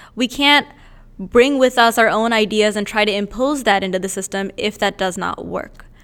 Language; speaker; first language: English; native; English